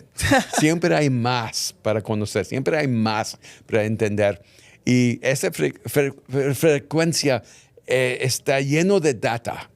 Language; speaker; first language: Spanish; early bilingual, heritage; English